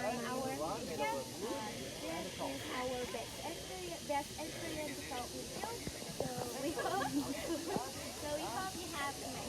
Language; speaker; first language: English; non-native, learner; Indonesian